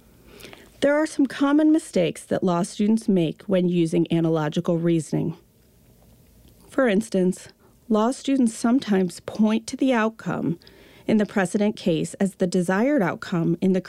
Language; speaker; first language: English; native; English